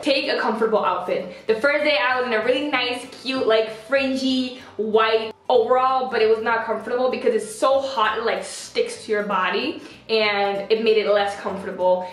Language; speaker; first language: English; non-native, fluent; Dutch